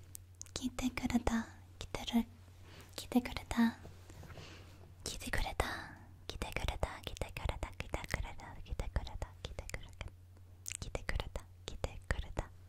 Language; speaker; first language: Japanese; non-native, learner; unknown